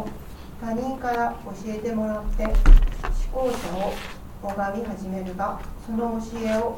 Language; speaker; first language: Japanese; native; Japanese